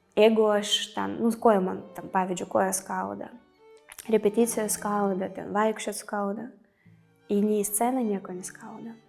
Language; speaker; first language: Lithuanian; non-native, fluent; Russian